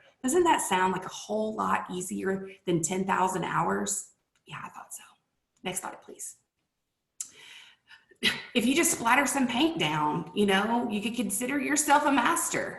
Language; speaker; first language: English; native; English